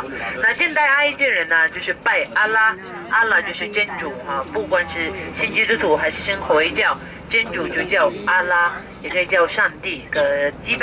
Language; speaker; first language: Chinese; non-native, fluent; Arabic